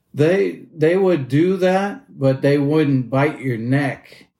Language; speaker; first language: English; native; English